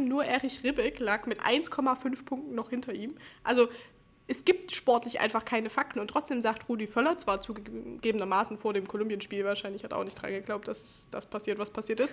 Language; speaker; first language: German; native; German